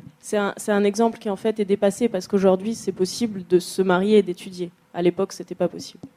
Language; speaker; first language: French; native; French